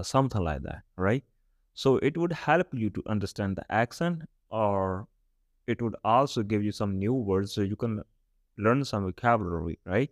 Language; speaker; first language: English; non-native, local second language; Punjabi